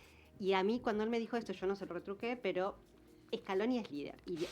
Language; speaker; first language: Spanish; native; Spanish